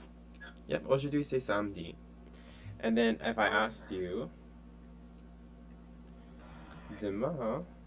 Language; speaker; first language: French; non-native, fluent; English